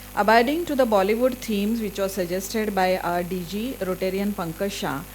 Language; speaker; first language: English; non-native, local second language; Marathi